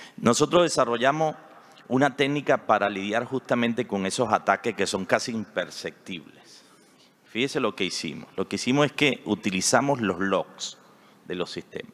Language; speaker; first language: Spanish; native; Spanish